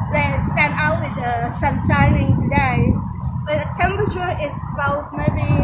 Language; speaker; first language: English; non-native, learner; Thai